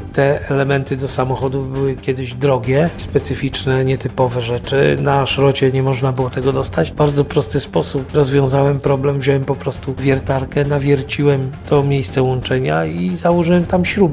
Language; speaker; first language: Polish; native; Polish